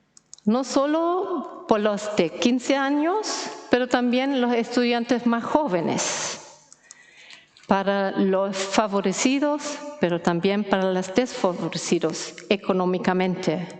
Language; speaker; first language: Spanish; non-native, fluent; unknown